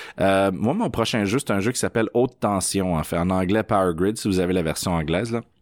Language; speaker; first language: French; native; French